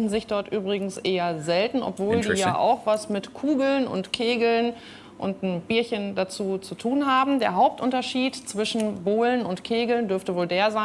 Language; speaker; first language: German; native; German